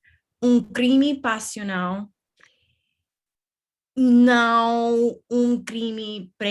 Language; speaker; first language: Portuguese; non-native, learner; English